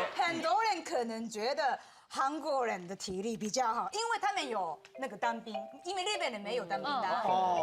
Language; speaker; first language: Chinese; non-native, fluent; Japanese